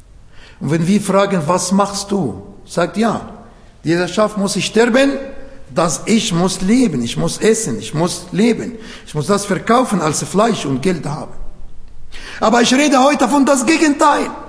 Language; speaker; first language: German; non-native, fluent; Arabic